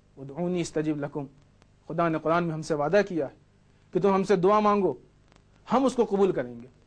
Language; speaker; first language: Urdu; native; Urdu